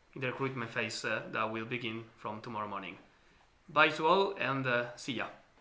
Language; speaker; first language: English; non-native, learner; Italian